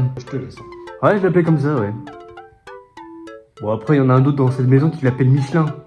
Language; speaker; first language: French; native; French